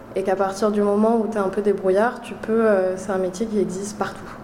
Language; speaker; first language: French; native; French